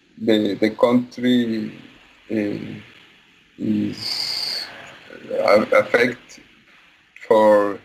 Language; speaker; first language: English; non-native, learner; Spanish